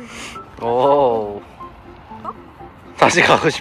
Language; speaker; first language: Korean; native; Korean